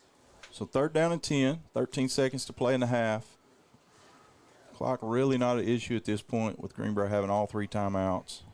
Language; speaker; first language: English; native; English